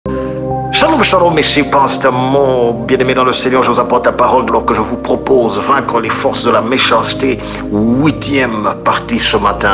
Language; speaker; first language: French; native; French